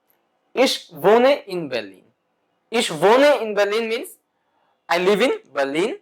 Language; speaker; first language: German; non-native, fluent; Bangla